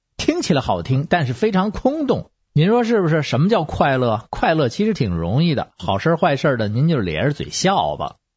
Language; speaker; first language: Chinese; native; Chinese